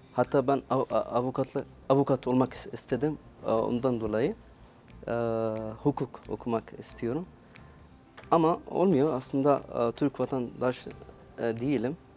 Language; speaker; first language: Turkish; non-native, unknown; Arabic